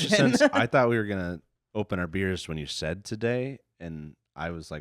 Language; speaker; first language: English; native; English